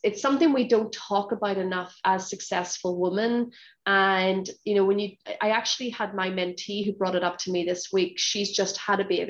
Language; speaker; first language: English; native; English